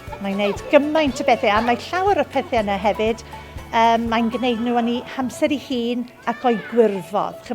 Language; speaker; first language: Welsh; non-native, local second language; English